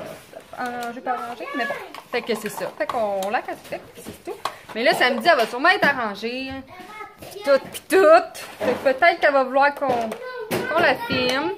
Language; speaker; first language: French; native; French